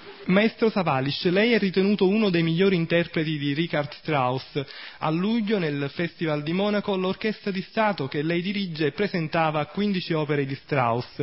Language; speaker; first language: Italian; native; Italian